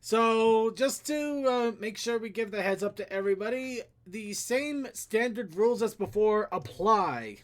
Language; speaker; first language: English; native; English